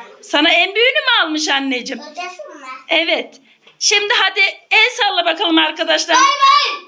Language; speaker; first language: Turkish; native; Turkish